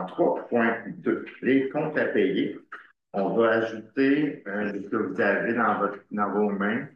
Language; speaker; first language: French; native; French